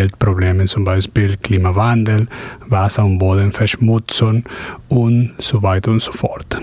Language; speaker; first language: German; non-native, fluent; Spanish